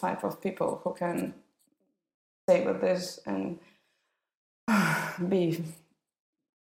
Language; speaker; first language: English; non-native, fluent; Russian